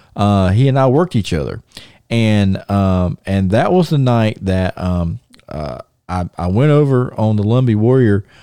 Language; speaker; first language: English; native; English